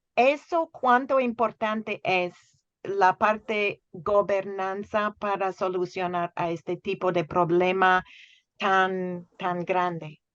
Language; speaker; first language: Spanish; non-native, fluent; English